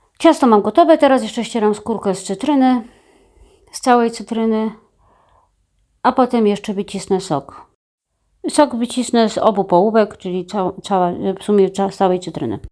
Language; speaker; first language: Polish; native; Polish